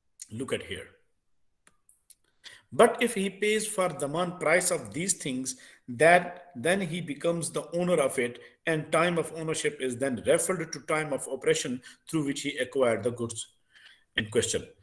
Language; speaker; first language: English; non-native, local second language; Urdu